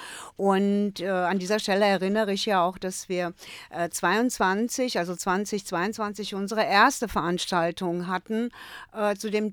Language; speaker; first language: German; early bilingual, other home language; Croatian